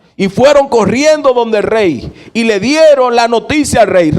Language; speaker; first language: Spanish; native; Spanish